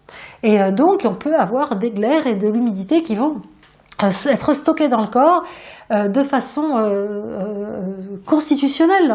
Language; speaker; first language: French; native; French